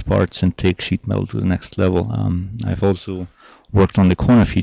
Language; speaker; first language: English; non-native, fluent; German